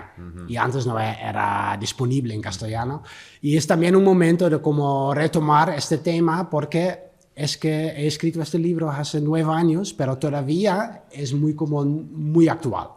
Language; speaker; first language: Spanish; non-native, learner; Dutch